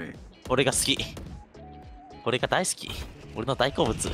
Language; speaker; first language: Japanese; native; Japanese